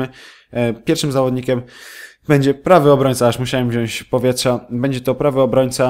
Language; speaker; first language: Polish; native; Polish